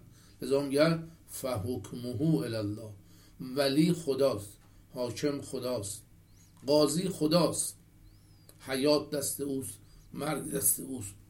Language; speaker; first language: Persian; native; Persian